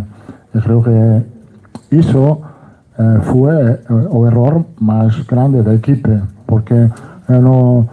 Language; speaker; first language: Portuguese; non-native, learner; Italian